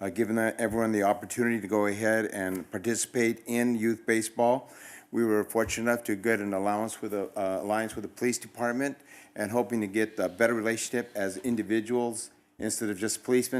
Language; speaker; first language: English; early bilingual, other home language; Spanish